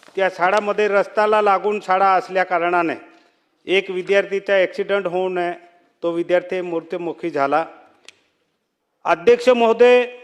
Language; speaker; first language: Marathi; non-native, local second language; Bhili